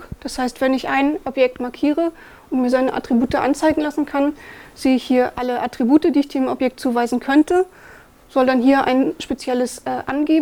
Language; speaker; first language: German; native; German